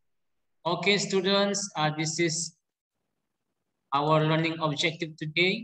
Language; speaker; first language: English; non-native, learner; Indonesian